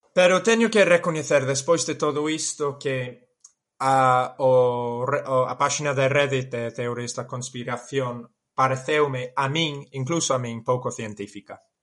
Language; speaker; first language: Galician; non-native, fluent; English